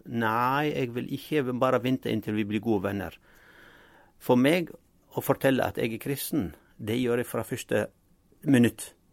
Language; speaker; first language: Norwegian; non-native, fluent; Arabic